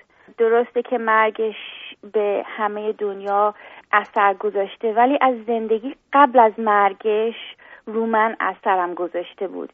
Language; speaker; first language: Persian; early bilingual, heritage; Persian